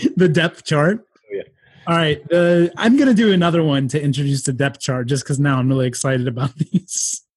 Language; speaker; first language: English; native; English